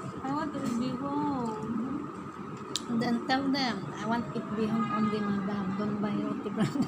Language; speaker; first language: English; non-native, learner; Filipino